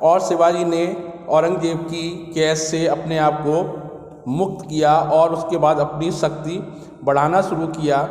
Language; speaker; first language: Hindi; native; Hindi